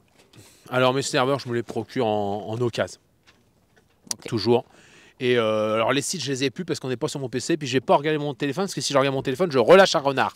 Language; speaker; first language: French; native; French